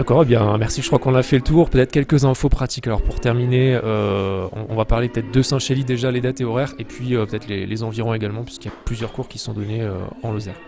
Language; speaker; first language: French; native; French